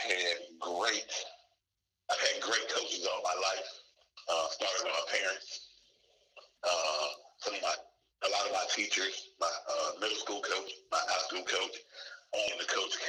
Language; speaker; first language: English; native; English